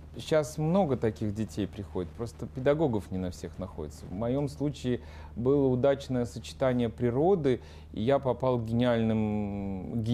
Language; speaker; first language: Russian; non-native, local second language; Ukrainian